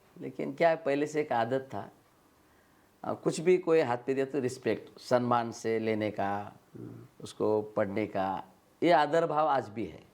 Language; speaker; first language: Hindi; non-native, local second language; Marathi